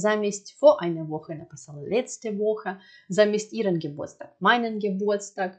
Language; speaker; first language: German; non-native, fluent; Ukrainian